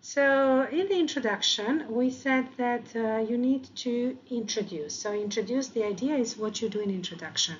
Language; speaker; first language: English; non-native, fluent; Albanian